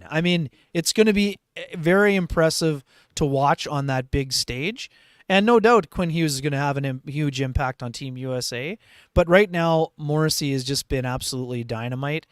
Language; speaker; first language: English; native; English